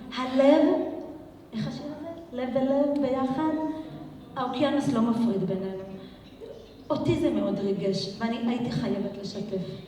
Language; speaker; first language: Hebrew; native; Hebrew